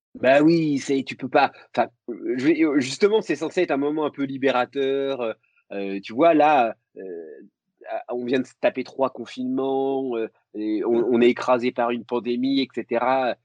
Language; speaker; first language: French; native; French